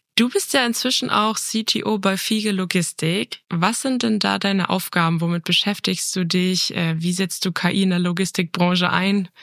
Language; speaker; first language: German; native; German